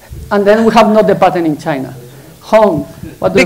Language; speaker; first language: English; non-native, fluent; Spanish